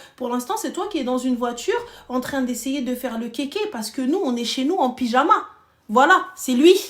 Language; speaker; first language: French; early bilingual, other home language; Arabic